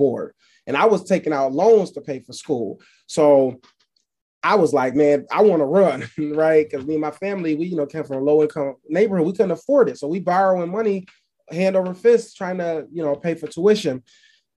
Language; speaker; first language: English; native; English